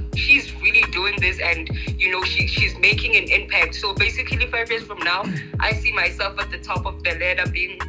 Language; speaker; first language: English; non-native, local second language; Zulu